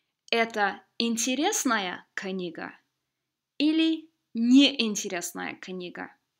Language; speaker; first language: Russian; non-native, fluent; English